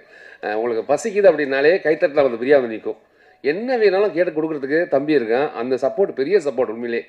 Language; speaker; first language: Tamil; native; Tamil